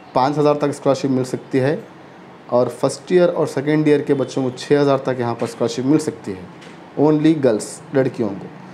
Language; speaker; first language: Hindi; non-native, local second language; Urdu